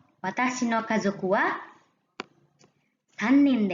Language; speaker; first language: Japanese; non-native, fluent; Indonesian